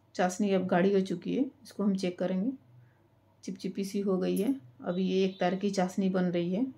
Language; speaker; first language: Hindi; native; Hindi